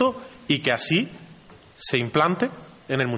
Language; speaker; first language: Spanish; native; Spanish